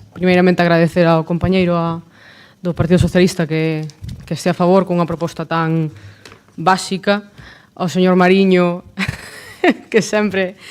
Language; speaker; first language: Galician; non-native, local second language; Spanish